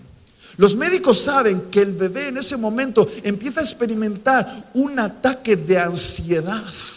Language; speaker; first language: Spanish; native; Spanish